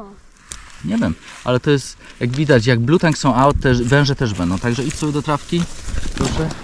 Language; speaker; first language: Polish; native; Polish